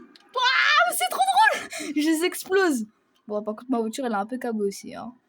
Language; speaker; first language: French; native; French